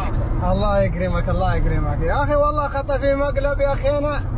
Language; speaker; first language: Arabic; native; Arabic